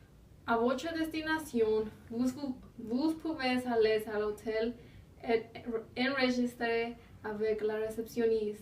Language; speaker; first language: French; non-native, learner; English